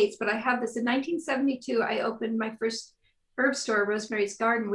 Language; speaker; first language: English; native; English